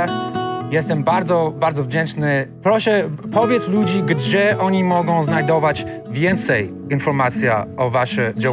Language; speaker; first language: Polish; non-native, learner; English